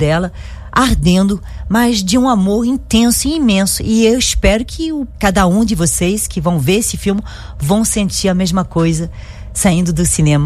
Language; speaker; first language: Portuguese; non-native, fluent; French